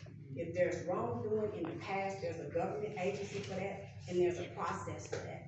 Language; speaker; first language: English; native; English